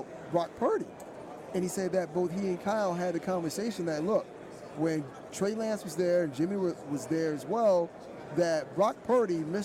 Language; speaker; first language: English; native; English